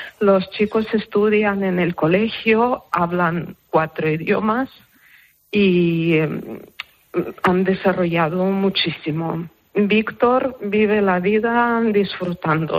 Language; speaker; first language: Spanish; non-native, fluent; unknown